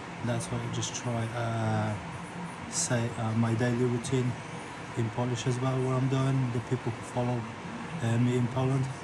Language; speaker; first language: English; non-native, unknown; Polish